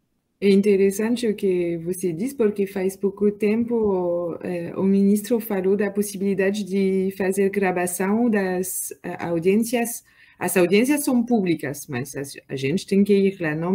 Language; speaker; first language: Portuguese; non-native, learner; French